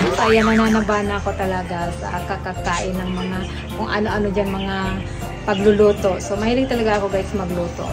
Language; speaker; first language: Filipino; non-native, local second language; Bikol